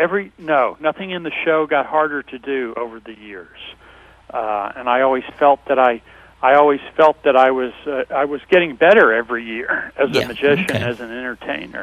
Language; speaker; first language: English; native; English